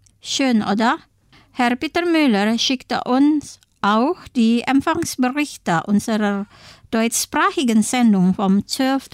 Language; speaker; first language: German; non-native, fluent; Indonesian